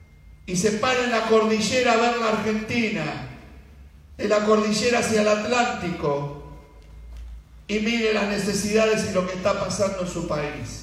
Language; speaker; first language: Spanish; native; Spanish